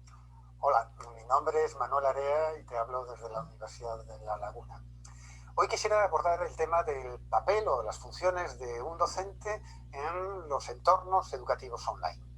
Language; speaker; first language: Spanish; native; Spanish